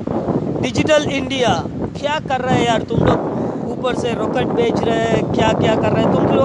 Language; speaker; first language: Hindi; non-native, learner; Tamil